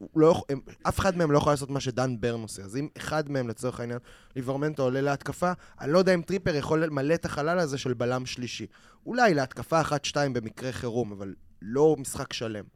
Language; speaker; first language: Hebrew; native; Hebrew